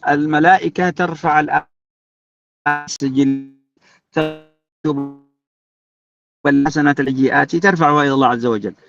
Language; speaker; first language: Arabic; native; Arabic